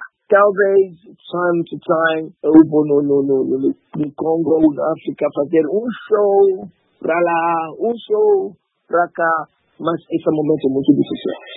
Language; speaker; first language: Portuguese; non-native, learner; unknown